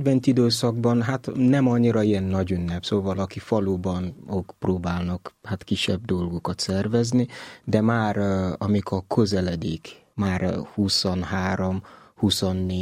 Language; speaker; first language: Hungarian; non-native, learner; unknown